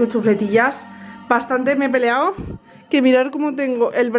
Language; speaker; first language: Spanish; native; Spanish